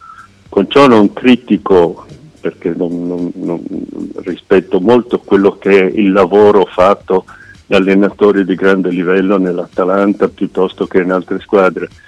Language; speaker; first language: Italian; native; Italian